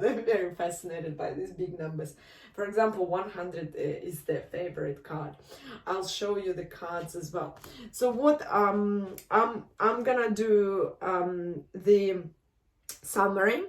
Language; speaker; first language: English; non-native, fluent; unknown